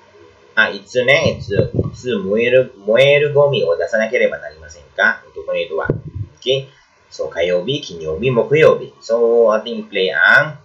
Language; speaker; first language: Japanese; non-native, learner; Filipino